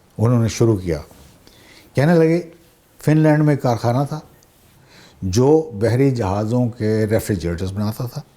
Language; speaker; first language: Urdu; non-native, local second language; Saraiki